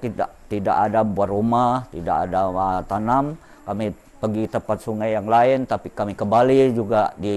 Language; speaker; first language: Indonesian; non-native, local second language; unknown